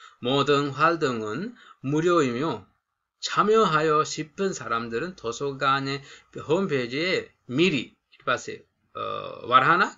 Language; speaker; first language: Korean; non-native, fluent; Sinhala